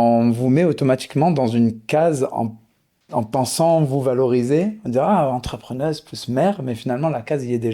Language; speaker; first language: French; native; French